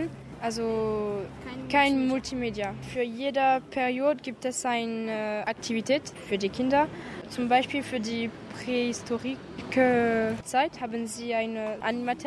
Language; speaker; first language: German; non-native, learner; French